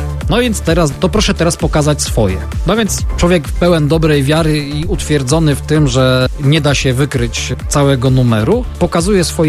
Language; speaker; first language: Polish; native; Polish